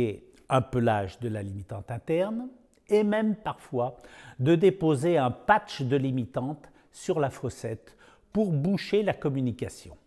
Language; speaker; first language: French; native; French